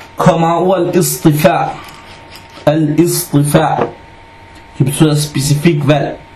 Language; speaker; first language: Danish; non-native, fluent; Arabic